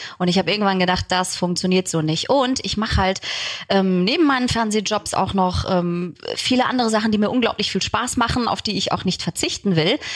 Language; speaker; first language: German; early bilingual, other home language; Turkish